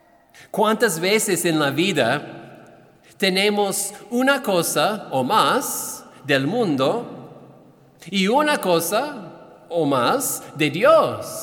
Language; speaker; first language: Spanish; non-native, fluent; English